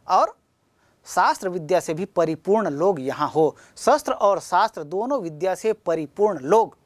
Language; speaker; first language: Hindi; native; Hindi